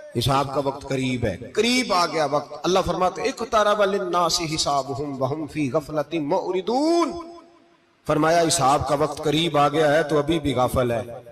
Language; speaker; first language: Urdu; non-native, local second language; Punjabi